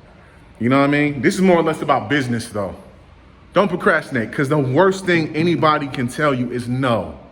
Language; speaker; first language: English; native; English